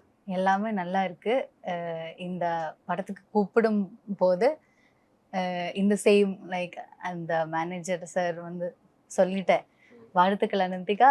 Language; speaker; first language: Tamil; non-native, learner; Malayalam